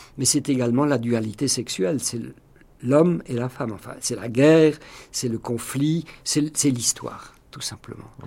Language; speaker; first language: French; native; French